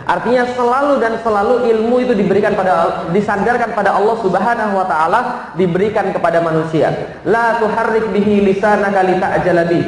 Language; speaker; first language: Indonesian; native; Indonesian